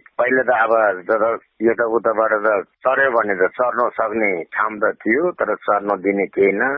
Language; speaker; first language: Nepali; non-native, local second language; Gurung